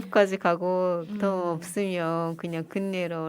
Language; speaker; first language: Korean; non-native, fluent; Japanese